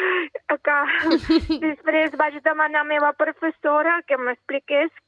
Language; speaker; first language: Catalan; non-native, fluent; Russian